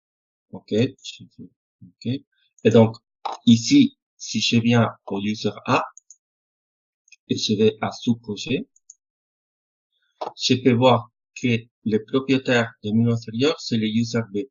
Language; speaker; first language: French; non-native, fluent; Spanish